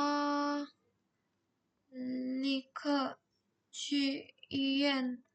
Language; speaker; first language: Chinese; non-native, learner; Indonesian